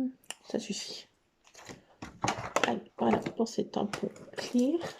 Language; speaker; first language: French; native; French